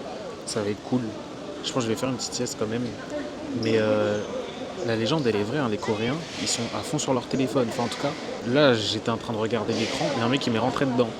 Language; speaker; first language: French; native; French